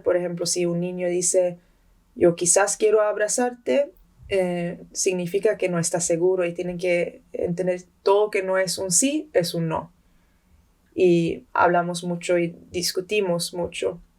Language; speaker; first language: Spanish; early bilingual, heritage; Spanish